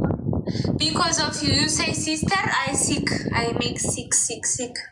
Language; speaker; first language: English; non-native, learner; Amharic